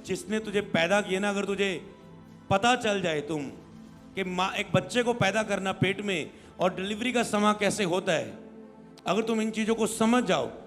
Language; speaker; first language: Hindi; non-native, local second language; Punjabi